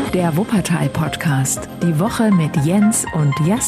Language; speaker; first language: German; native; German